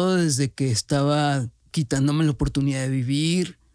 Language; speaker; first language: Spanish; native; Spanish